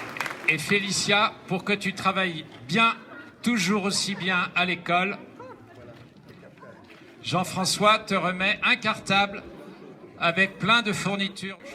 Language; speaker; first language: French; native; French